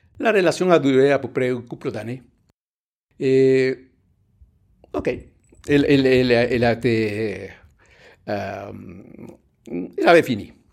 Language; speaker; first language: French; non-native, fluent; Spanish